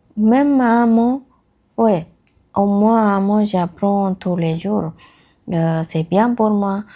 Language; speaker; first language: French; non-native, learner; Tamil